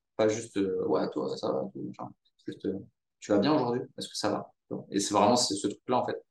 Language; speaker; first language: French; native; French